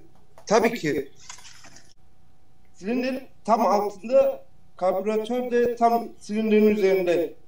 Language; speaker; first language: Turkish; early bilingual, heritage; Turkish